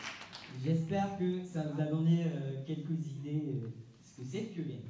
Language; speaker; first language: French; non-native, fluent; Japanese